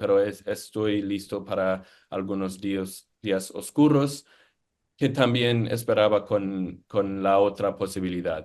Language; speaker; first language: Spanish; non-native, fluent; English